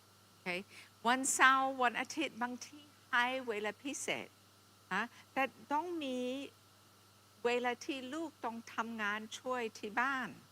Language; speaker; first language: Thai; non-native, fluent; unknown